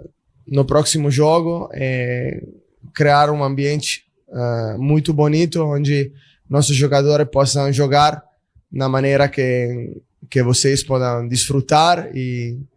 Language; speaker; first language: Portuguese; non-native, fluent; Italian